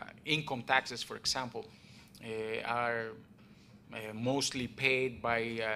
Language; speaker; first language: English; non-native, fluent; Spanish